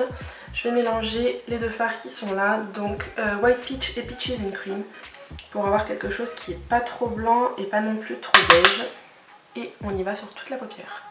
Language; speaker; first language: French; native; French